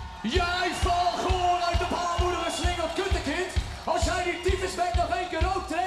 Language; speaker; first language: Dutch; native; Dutch